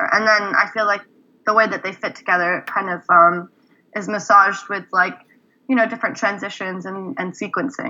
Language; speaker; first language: English; native; English